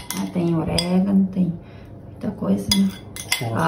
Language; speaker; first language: Portuguese; non-native, fluent; Ukrainian